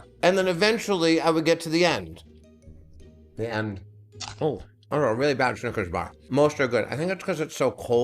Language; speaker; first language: English; native; English